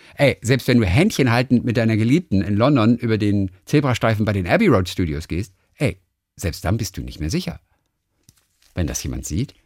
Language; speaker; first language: German; native; German